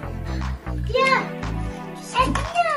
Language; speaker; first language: German; early bilingual, other home language; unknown